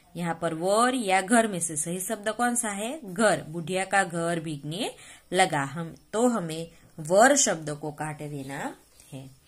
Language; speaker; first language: Hindi; non-native, local second language; Gujarati